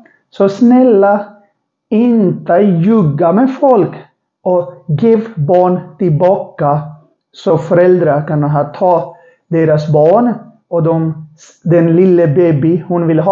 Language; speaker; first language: Swedish; non-native, learner; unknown